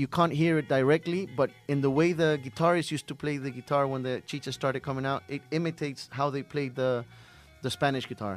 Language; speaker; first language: English; early bilingual, other home language; Spanish